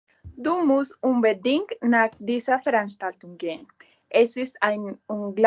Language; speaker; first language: German; non-native, learner; Spanish